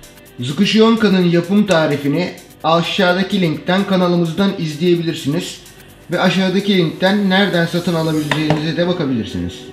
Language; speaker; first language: Turkish; native; Turkish